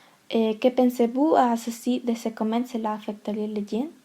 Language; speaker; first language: French; non-native, learner; Spanish